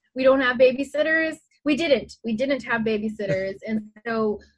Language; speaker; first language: English; native; English